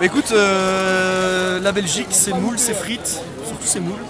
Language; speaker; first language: French; native; French